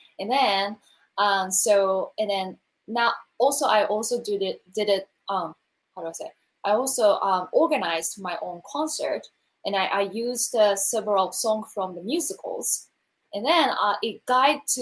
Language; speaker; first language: English; non-native, learner; Japanese